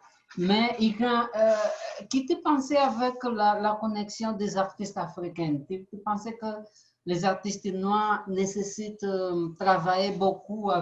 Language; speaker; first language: French; non-native, learner; Portuguese